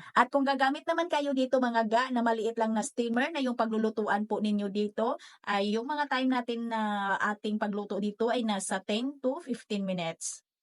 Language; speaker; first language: Filipino; non-native, local second language; Cebuano